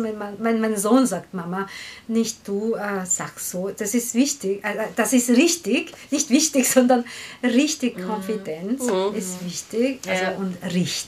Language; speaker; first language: German; non-native, learner; Korean